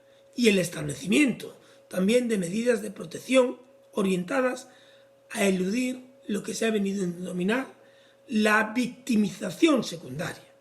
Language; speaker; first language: Spanish; native; Spanish